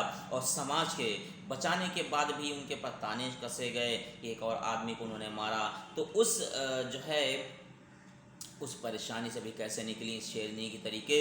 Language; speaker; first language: Hindi; native; Hindi